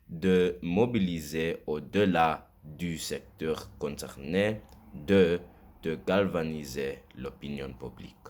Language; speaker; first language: French; non-native, learner; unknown